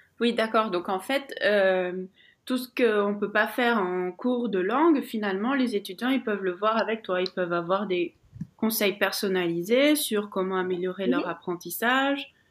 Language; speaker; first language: French; native; French